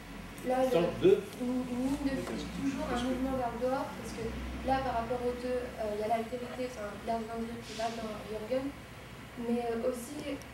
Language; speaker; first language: French; native; French